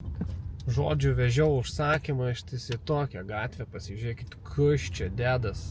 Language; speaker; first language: Lithuanian; native; Lithuanian